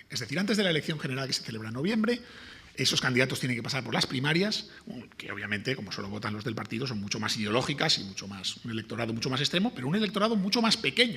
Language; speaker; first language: Spanish; native; Spanish